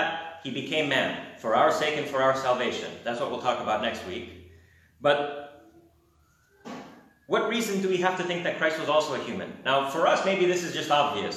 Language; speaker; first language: English; native; English